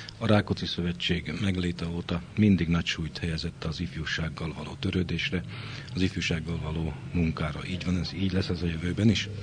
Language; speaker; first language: Hungarian; native; Hungarian